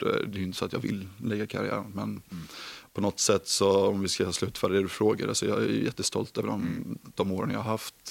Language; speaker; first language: Swedish; native; Swedish